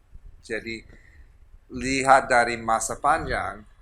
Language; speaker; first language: Indonesian; non-native, fluent; English